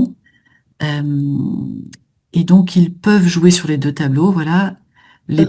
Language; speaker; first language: French; native; French